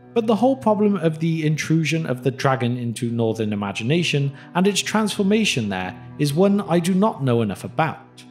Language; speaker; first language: English; native; English